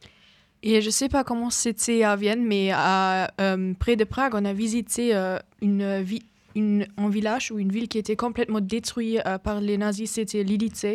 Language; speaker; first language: French; non-native, fluent; German